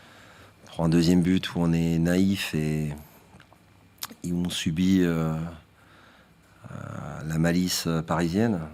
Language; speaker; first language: French; native; French